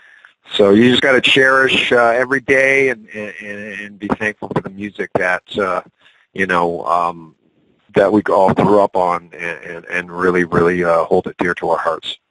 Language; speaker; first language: English; native; English